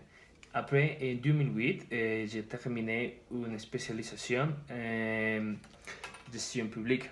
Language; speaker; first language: French; non-native, learner; Spanish